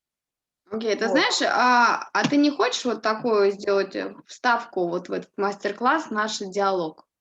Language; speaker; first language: Russian; native; Russian